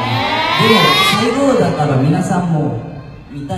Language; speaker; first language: Japanese; non-native, fluent; Korean